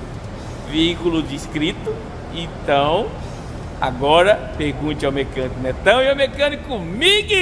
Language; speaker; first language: Portuguese; native; Portuguese